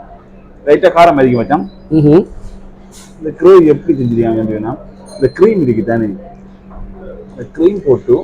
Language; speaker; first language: Tamil; native; Tamil